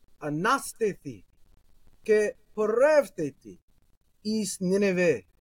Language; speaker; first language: Greek; non-native, learner; English